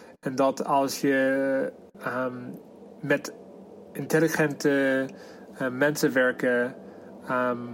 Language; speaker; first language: Dutch; non-native, fluent; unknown